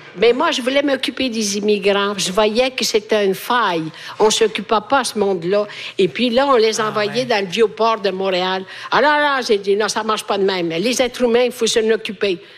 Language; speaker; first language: French; non-native, fluent; Italian